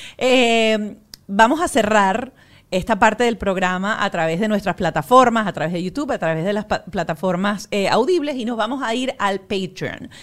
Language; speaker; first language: Spanish; native; Spanish